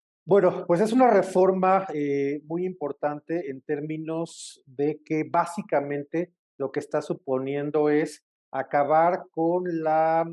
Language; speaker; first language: Spanish; native; Spanish